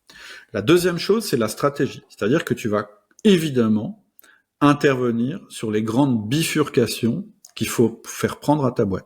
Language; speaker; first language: French; native; French